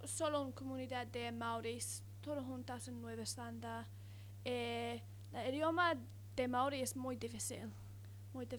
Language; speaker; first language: Spanish; non-native, learner; English